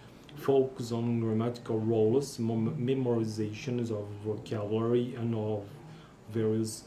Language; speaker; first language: English; non-native, learner; Portuguese